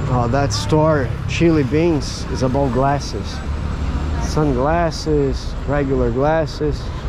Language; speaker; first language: English; non-native, fluent; Portuguese